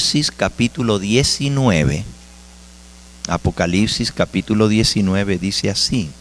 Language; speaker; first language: Spanish; native; Spanish